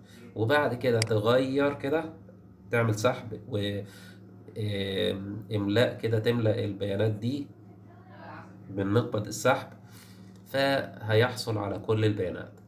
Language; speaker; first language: Arabic; native; Arabic